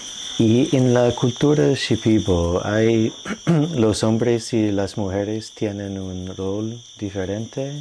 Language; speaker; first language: Spanish; non-native, learner; English